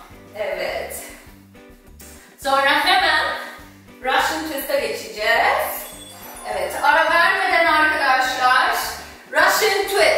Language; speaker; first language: Turkish; non-native, fluent; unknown